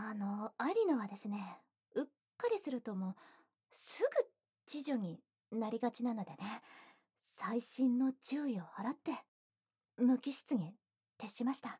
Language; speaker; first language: Japanese; native; Japanese